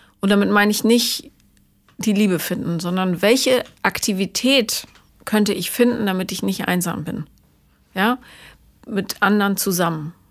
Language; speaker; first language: German; native; German